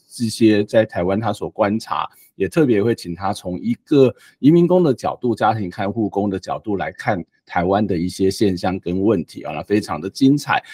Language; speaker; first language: Chinese; native; Chinese